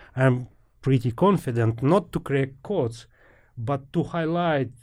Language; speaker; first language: English; non-native, fluent; Ukrainian